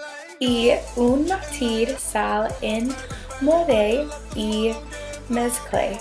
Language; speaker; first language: Spanish; non-native, learner; English